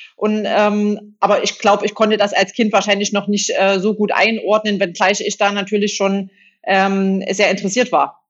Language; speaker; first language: German; native; German